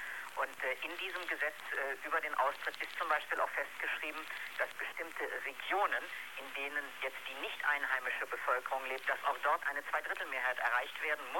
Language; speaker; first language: German; native; German